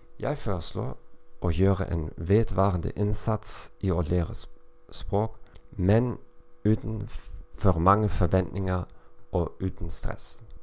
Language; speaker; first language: Norwegian; non-native, learner; German